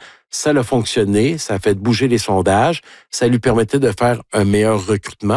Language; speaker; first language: French; native; French